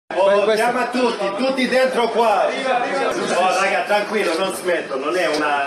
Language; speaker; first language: Italian; non-native, fluent; Swedish